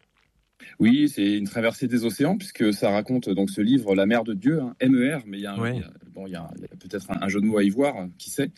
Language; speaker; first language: French; native; French